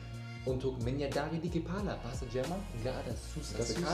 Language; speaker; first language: Indonesian; non-native, learner; German